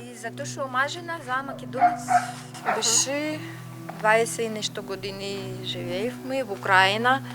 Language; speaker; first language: Macedonian; non-native, learner; Russian